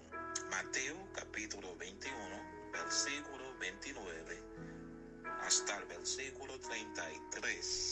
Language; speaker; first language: Spanish; non-native, learner; Haitian Creole